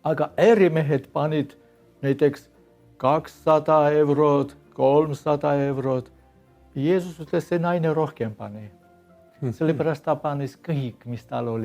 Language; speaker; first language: Estonian; non-native, learner; Armenian